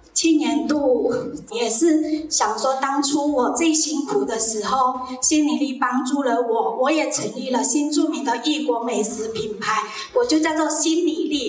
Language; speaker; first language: Chinese; non-native, local second language; Hakka Chinese